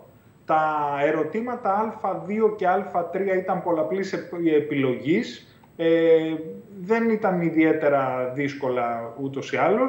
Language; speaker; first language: Greek; native; Greek